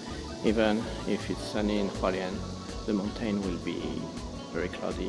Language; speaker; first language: English; non-native, learner; French